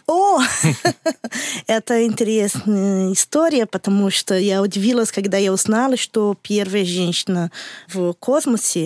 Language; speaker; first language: Russian; non-native, learner; Portuguese